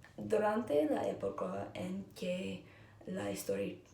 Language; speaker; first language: Spanish; non-native, learner; English